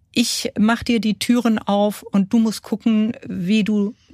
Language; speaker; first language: German; early bilingual, other home language; Kurdish